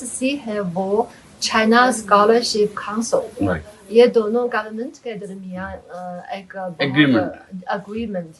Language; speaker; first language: Hindi; non-native, fluent; Chinese